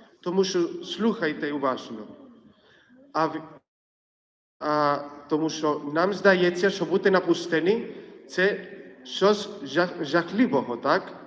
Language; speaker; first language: Ukrainian; non-native, fluent; Polish